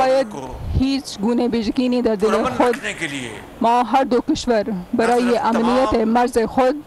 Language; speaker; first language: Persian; non-native, learner; Urdu